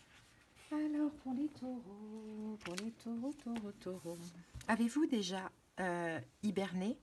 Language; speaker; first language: French; native; French